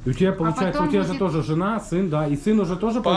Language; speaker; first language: Russian; native; Russian